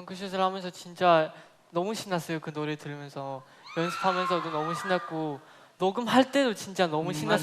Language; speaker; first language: Korean; non-native, fluent; Chinese